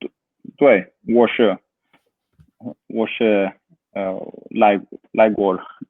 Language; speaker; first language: Chinese; non-native, learner; Swedish